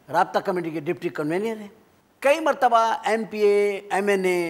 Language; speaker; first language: Urdu; native; Urdu